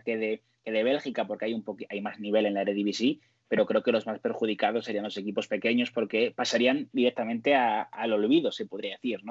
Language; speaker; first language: Spanish; native; Spanish